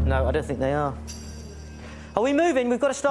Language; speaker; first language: English; native; English